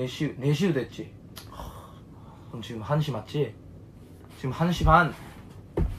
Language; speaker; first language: Korean; non-native, fluent; Japanese